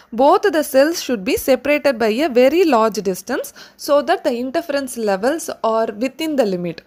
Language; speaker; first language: English; non-native, local second language; Tamil